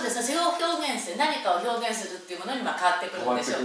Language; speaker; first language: Japanese; native; Japanese